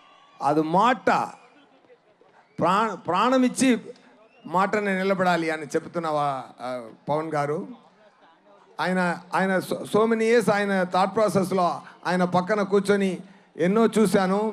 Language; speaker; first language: Telugu; non-native, learner; Tamil